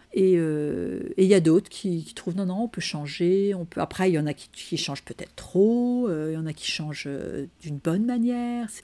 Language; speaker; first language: French; non-native, fluent; Danish